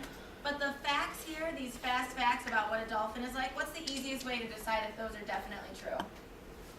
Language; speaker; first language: English; native; English